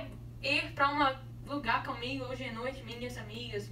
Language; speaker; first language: Portuguese; non-native, learner; English